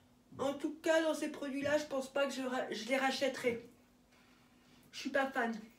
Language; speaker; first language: French; native; French